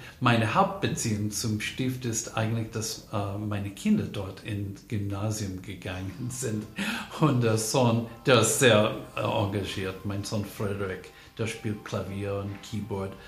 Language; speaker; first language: German; non-native, fluent; English